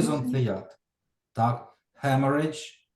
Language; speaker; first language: English; non-native, fluent; Ukrainian